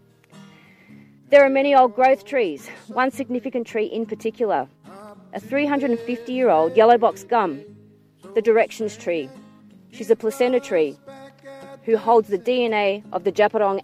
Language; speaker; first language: English; native; English